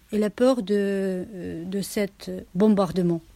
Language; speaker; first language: French; non-native, learner; Ukrainian